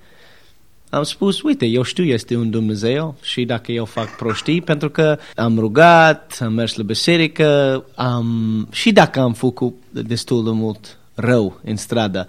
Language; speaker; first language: Romanian; non-native, learner; English